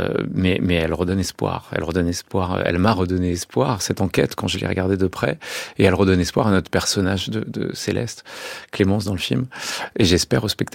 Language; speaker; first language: French; native; French